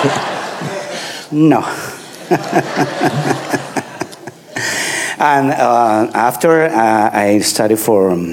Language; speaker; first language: English; non-native, learner; Spanish